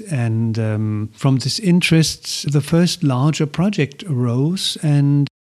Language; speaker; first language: English; non-native, fluent; German